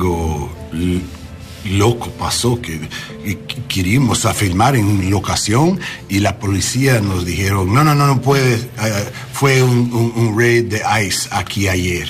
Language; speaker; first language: Spanish; non-native, learner; English